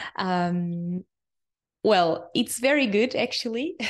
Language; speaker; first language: English; non-native, fluent; Portuguese